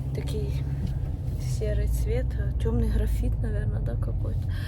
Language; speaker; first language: Ukrainian; non-native, local second language; Russian